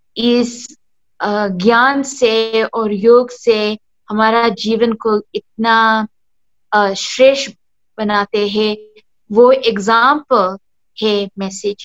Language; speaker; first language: Hindi; early bilingual, heritage; Hindi